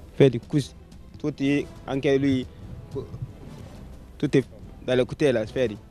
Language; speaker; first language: Italian; non-native, learner; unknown